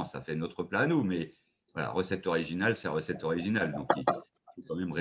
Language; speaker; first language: French; native; French